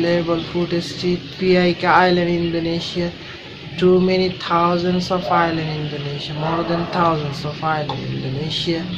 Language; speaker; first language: English; non-native, learner; Bangla